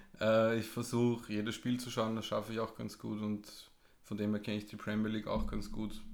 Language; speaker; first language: German; native; German